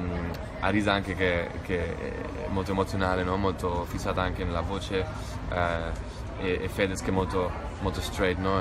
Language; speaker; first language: Italian; non-native, fluent; Spanish